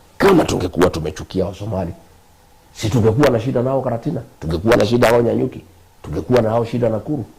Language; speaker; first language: Swahili; non-native, local second language; Kikuyu